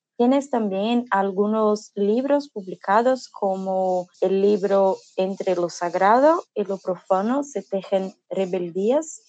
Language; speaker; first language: Spanish; non-native, learner; Portuguese